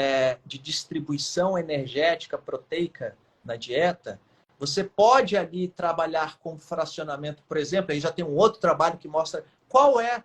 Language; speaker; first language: Portuguese; native; Portuguese